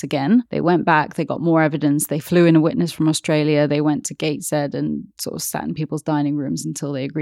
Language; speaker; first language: English; native; English